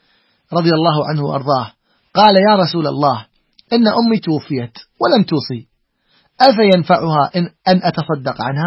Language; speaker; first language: Arabic; native; Arabic